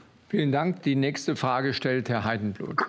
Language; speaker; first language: German; native; German